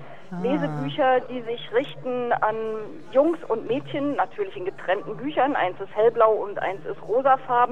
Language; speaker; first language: German; native; German